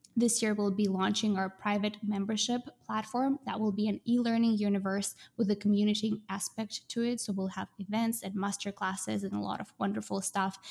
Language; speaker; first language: English; non-native, fluent; Russian